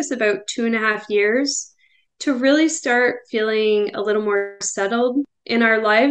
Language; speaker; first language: English; native; English